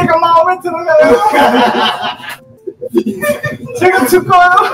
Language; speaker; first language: Korean; non-native, learner; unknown